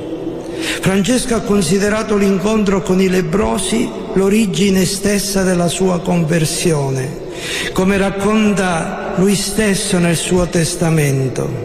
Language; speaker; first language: Italian; native; Italian